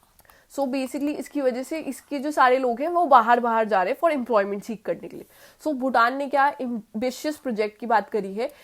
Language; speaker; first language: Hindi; native; Hindi